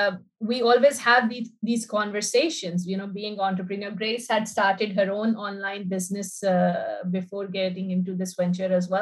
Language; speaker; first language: English; non-native, local second language; Urdu